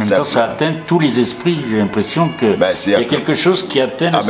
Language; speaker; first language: French; native; French